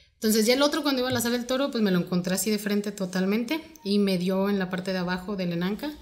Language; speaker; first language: Spanish; native; Spanish